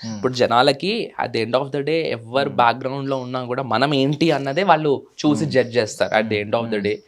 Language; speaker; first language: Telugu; native; Telugu